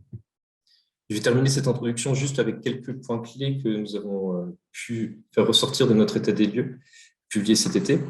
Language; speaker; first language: French; native; French